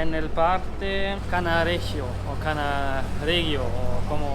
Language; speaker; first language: Spanish; non-native, fluent; German